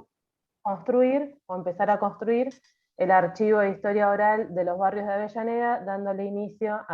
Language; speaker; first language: Spanish; native; Spanish